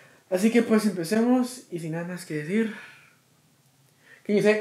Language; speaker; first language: Spanish; native; Spanish